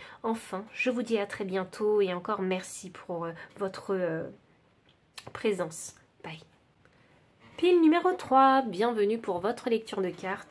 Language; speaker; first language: French; native; French